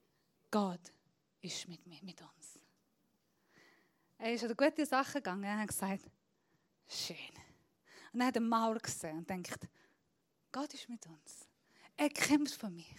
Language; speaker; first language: German; non-native, fluent; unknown